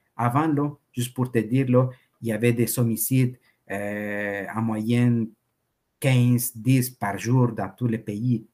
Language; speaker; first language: French; non-native, fluent; Spanish